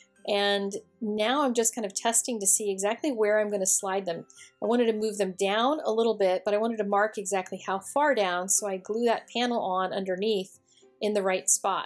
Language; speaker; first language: English; native; English